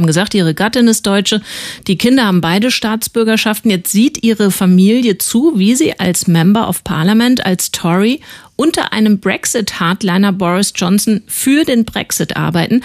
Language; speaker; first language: German; native; German